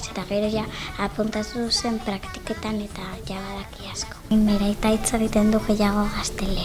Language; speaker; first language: Basque; non-native, local second language; Spanish